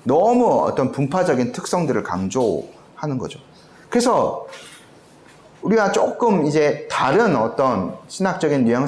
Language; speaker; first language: Korean; native; Korean